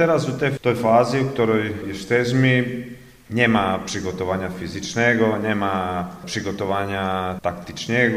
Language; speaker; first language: Polish; non-native, fluent; Croatian